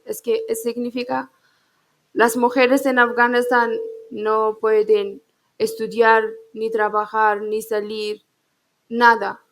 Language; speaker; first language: Spanish; non-native, learner; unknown